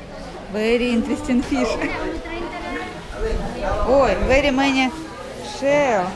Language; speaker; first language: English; non-native, learner; Russian